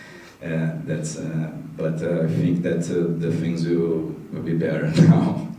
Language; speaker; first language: English; non-native, learner; Portuguese